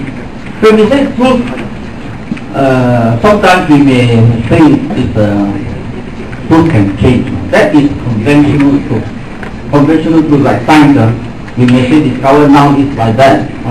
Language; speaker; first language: English; non-native, local second language; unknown